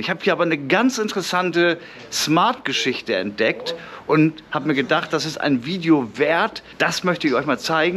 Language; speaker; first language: German; native; German